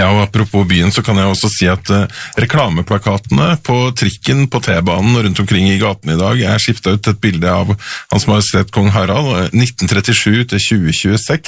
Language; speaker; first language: Norwegian; native; Norwegian